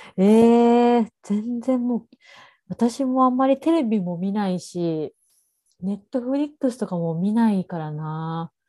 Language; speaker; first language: Japanese; native; Japanese